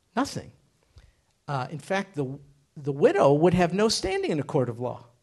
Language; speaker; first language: English; native; English